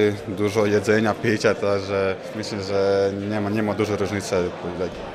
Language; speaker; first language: Polish; non-native, learner; Croatian